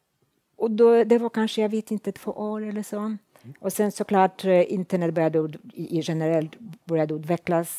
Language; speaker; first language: Swedish; non-native, fluent; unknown